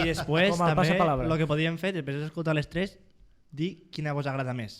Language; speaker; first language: Catalan; native; Catalan